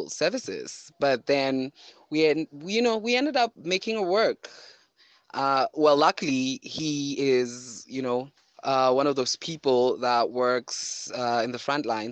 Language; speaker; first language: English; non-native, local second language; Southern Sotho